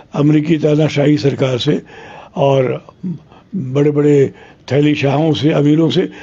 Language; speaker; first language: Hindi; non-native, local second language; Telugu